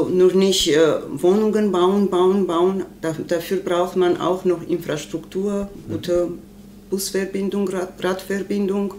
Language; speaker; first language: German; non-native, learner; Armenian